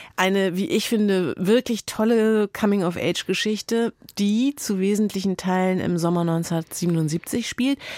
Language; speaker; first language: German; native; German